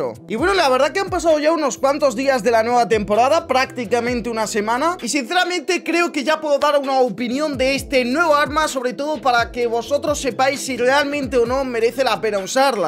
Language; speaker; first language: Spanish; native; Spanish